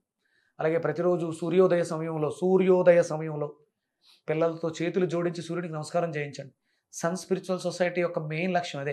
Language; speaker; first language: Telugu; native; Telugu